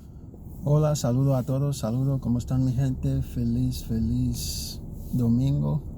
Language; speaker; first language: Spanish; non-native, learner; Haitian Creole